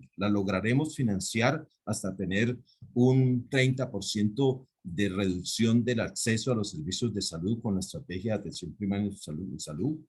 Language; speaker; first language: Spanish; native; Spanish